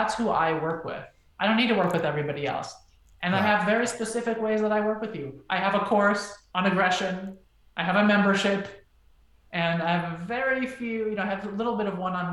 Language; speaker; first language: English; native; English